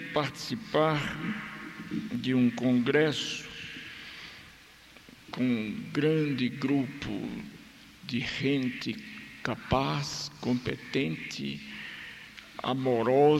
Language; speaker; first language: Spanish; non-native, fluent; Portuguese